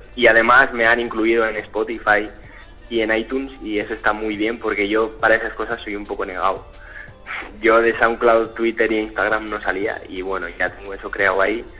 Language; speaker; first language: Spanish; early bilingual, other home language; French